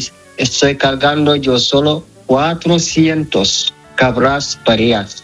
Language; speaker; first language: Spanish; non-native, learner; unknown